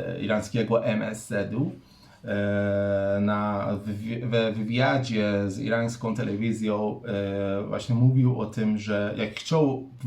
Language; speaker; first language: Polish; non-native, fluent; Persian